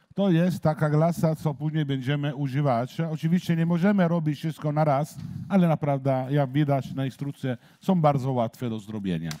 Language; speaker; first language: Polish; non-native, learner; Italian